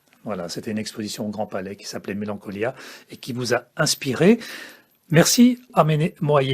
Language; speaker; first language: French; native; French